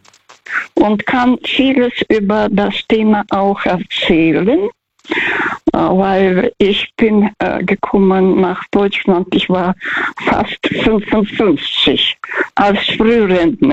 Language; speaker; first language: German; non-native, fluent; Russian